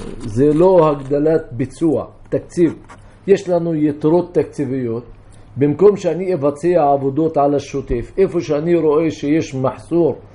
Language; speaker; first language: Hebrew; non-native, local second language; Arabic